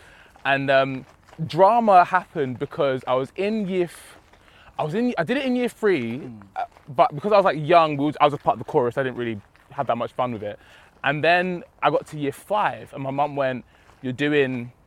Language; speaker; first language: English; native; English